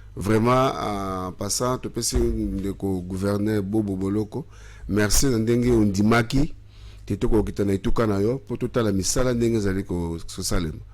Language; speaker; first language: Lingala; native; Lingala